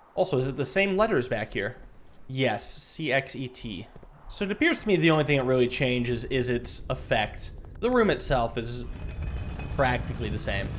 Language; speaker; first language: English; native; English